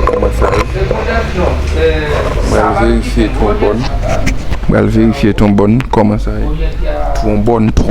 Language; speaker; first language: French; non-native, learner; Haitian Creole